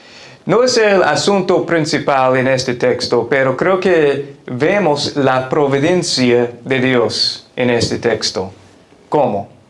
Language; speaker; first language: Spanish; non-native, fluent; English